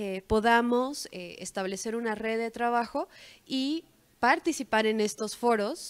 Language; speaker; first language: Spanish; native; Spanish